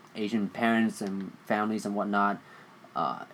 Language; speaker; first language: English; early bilingual, other home language; Vietnamese